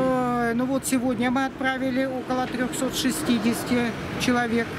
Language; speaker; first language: Russian; native; Russian